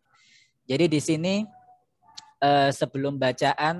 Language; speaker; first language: Indonesian; native; Indonesian